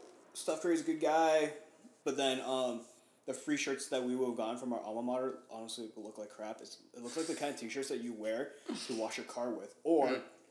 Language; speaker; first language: English; early bilingual, other home language; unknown